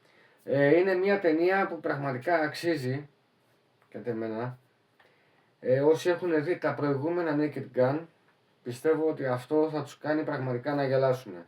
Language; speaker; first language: Greek; native; Greek